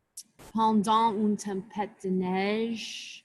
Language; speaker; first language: French; non-native, fluent; English